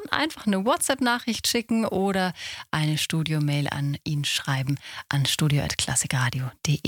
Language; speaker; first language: German; native; German